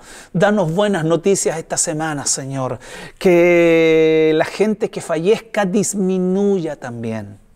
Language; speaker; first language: Spanish; native; Spanish